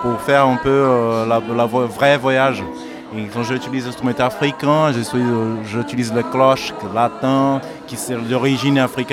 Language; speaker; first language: French; non-native, learner; Portuguese